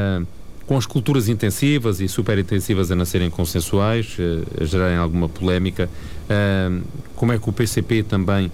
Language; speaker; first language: Portuguese; native; Portuguese